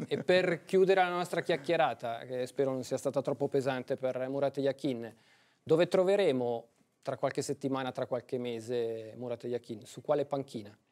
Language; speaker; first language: Italian; native; Italian